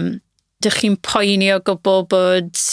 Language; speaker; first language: Welsh; non-native, local second language; English